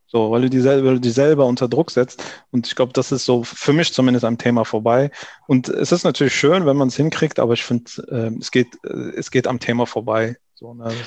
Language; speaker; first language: German; early bilingual, other home language; Arabic